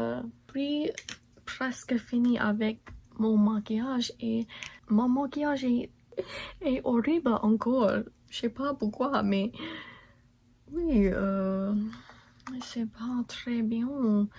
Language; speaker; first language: French; non-native, learner; English